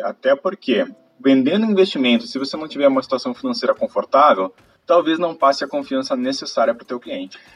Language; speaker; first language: Portuguese; native; Portuguese